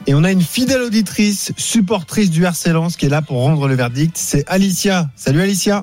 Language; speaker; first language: French; native; French